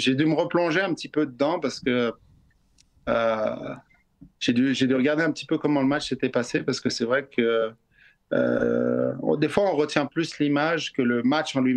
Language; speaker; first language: French; native; French